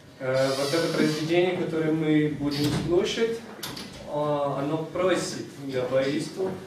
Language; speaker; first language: Russian; non-native, fluent; Portuguese